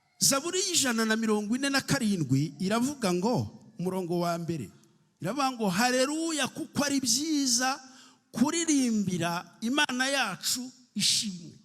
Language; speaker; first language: Kinyarwanda; early bilingual, heritage; Kinyarwanda